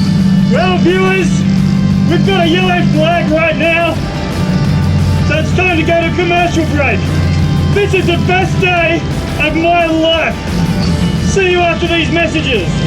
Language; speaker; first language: English; native; English